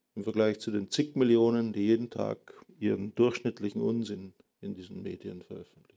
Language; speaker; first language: German; native; German